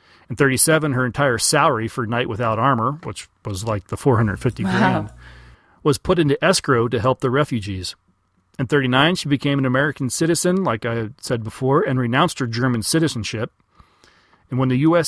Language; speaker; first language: English; native; English